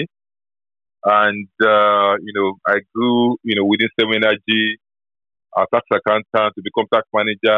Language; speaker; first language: English; non-native, local second language; Yoruba